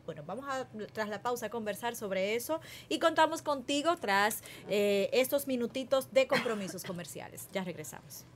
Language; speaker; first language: Spanish; native; Spanish